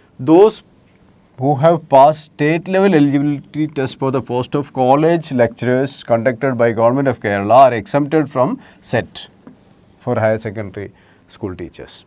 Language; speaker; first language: English; non-native, local second language; Malayalam